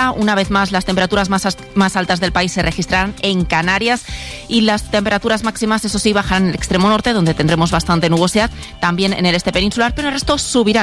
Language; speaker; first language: Spanish; native; Spanish